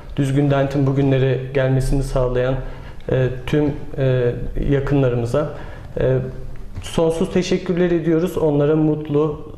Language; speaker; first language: Turkish; native; Turkish